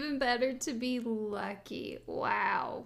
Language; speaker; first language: English; native; English